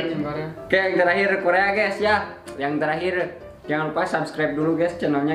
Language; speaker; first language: Indonesian; non-native, local second language; Sundanese